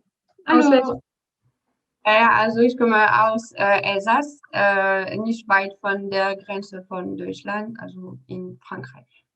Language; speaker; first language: German; non-native, learner; French